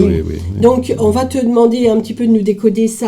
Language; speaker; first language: French; native; French